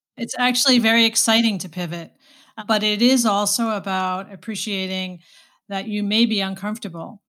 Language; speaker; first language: English; native; English